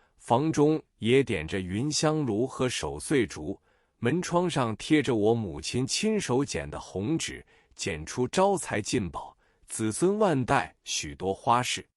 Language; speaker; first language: Chinese; native; Chinese